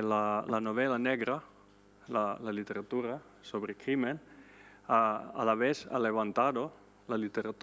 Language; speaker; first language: Spanish; non-native, fluent; Swedish